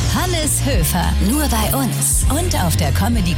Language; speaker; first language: German; native; German